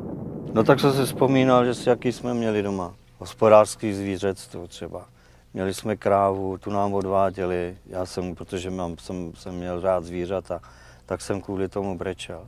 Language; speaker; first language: Czech; early bilingual, heritage; Czech